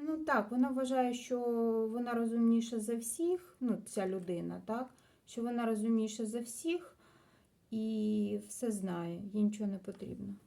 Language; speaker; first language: Ukrainian; non-native, local second language; Russian